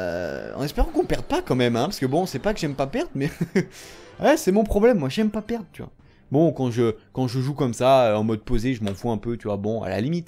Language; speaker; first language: French; native; French